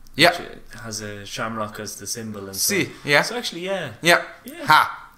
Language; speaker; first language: English; native; English